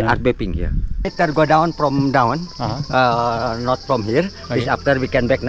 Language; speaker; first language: English; non-native, learner; Indonesian